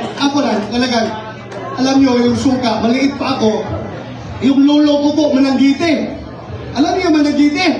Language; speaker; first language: Filipino; non-native, local second language; Cebuano